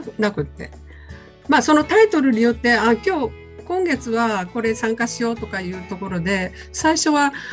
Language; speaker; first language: Japanese; native; Japanese